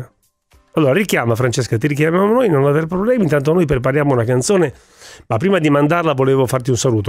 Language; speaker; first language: Italian; native; Italian